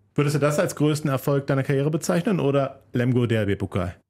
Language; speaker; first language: German; native; German